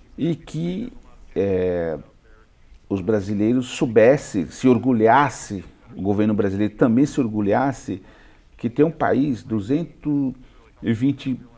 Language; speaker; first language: Portuguese; non-native, local second language; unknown